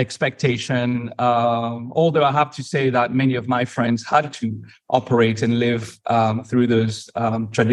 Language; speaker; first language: English; non-native, fluent; Morisyen